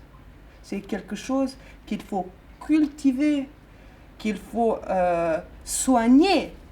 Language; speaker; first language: French; non-native, fluent; Bosnian